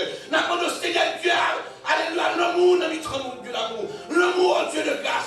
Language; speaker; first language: French; non-native, local second language; Haitian Creole